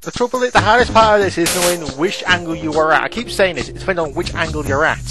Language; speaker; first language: English; native; English